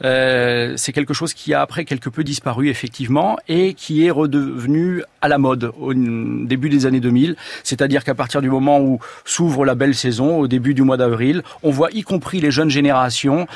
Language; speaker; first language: French; native; French